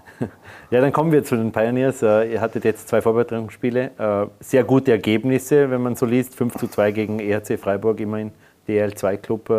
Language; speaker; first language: German; native; German